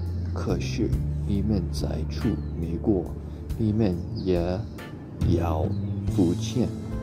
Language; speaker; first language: Chinese; non-native, learner; English